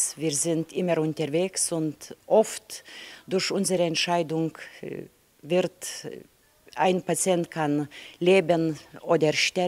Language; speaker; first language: German; non-native, fluent; Lithuanian